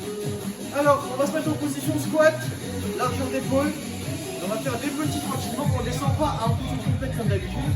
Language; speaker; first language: French; native; French